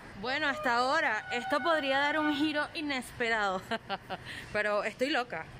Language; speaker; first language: Spanish; native; Spanish